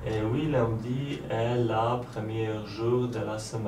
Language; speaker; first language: French; non-native, learner; Polish